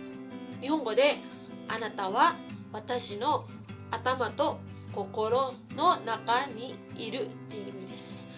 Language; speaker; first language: Japanese; non-native, fluent; Filipino